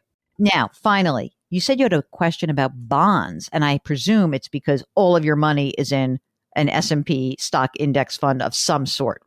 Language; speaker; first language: English; native; English